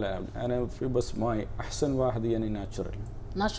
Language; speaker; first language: Arabic; non-native, learner; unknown